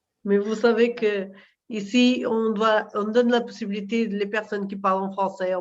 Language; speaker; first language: French; non-native, fluent; Portuguese